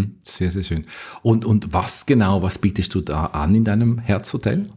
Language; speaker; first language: German; native; German